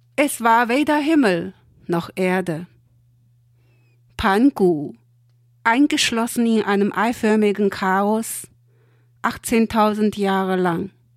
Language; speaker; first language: German; non-native, fluent; Chinese